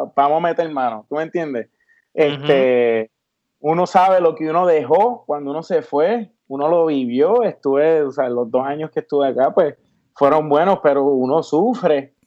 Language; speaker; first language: Spanish; native; Spanish